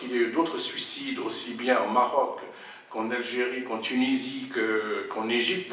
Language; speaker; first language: French; non-native, local second language; Arabic